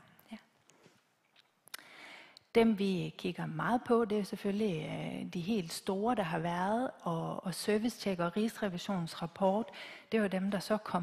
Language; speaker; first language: Danish; native; Danish